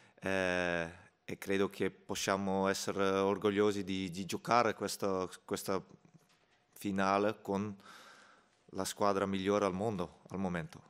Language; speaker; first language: Italian; non-native, fluent; Dutch